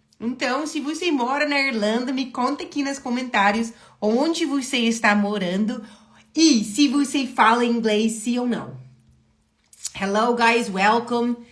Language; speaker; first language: Portuguese; non-native, fluent; English